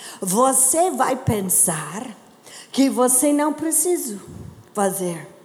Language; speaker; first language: Portuguese; non-native, learner; English